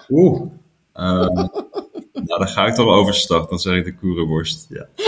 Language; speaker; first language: Dutch; native; Dutch